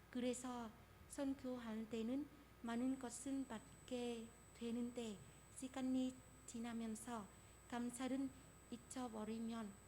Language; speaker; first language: Korean; non-native, fluent; Vietnamese